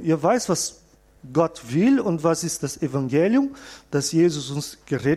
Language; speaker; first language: German; non-native, fluent; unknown